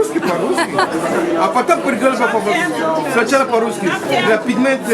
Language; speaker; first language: Russian; non-native, learner; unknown